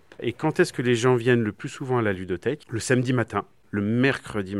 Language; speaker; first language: French; native; French